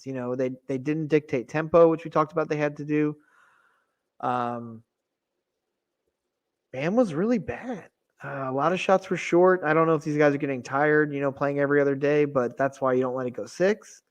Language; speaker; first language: English; native; English